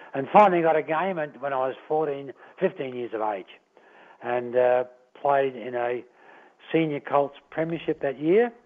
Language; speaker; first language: English; native; English